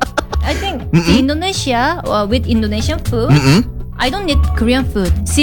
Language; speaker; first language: English; non-native, learner; Korean